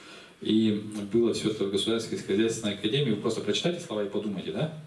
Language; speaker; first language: Russian; native; Russian